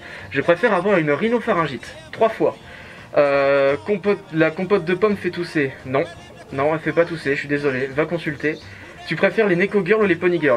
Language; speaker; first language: French; native; French